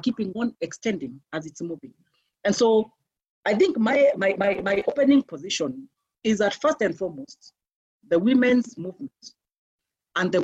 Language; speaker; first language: English; non-native, local second language; Meru